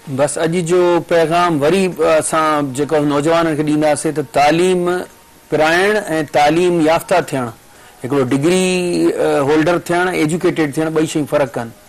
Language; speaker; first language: Sindhi; native; Sindhi